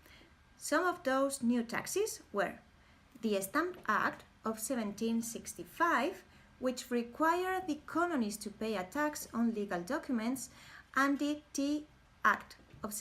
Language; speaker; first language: English; non-native, fluent; Spanish